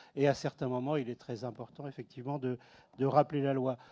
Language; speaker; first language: French; native; French